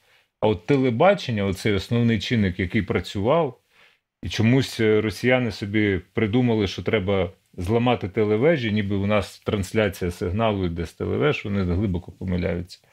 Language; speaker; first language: Ukrainian; native; Ukrainian